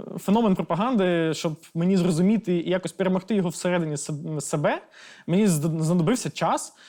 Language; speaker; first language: Ukrainian; non-native, local second language; Russian